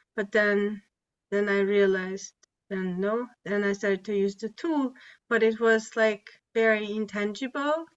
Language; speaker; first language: English; non-native, fluent; Hungarian